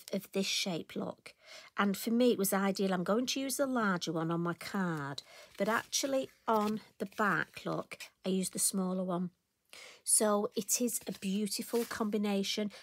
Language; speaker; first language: English; native; English